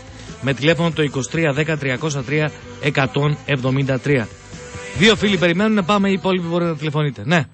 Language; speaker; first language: Greek; native; Greek